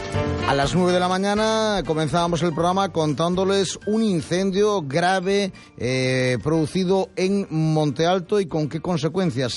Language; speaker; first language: Spanish; native; Spanish